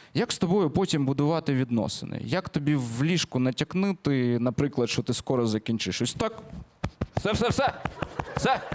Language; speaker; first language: Ukrainian; non-native, local second language; Russian